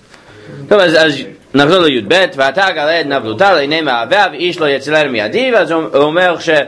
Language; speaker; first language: Hebrew; non-native, fluent; English